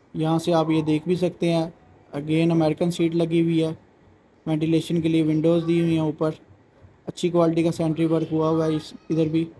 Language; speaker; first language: Urdu; non-native, local second language; Punjabi